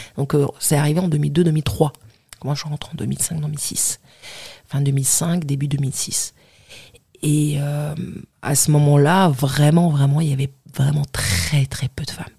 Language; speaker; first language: French; non-native, local second language; Arabic